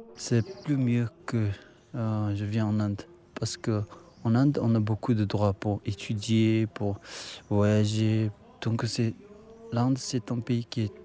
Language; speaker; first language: French; non-native, learner; Tibetan